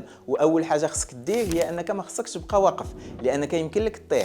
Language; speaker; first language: Arabic; native; Arabic